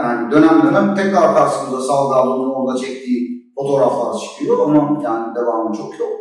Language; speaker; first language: Turkish; native; Turkish